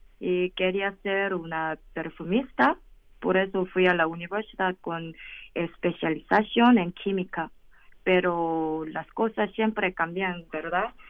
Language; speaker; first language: Spanish; non-native, learner; Korean